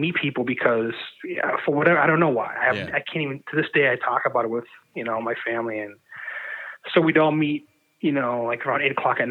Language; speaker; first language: English; native; English